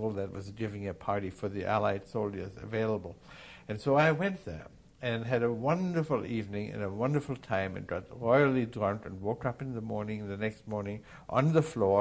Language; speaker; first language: English; non-native, fluent; German